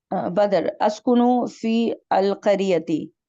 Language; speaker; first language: Arabic; non-native, learner; Hindi